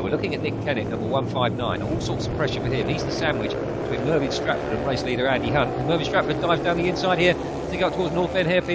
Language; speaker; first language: English; native; English